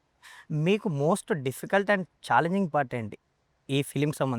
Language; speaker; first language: Telugu; native; Telugu